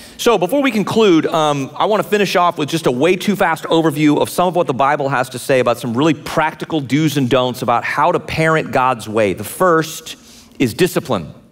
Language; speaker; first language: English; native; English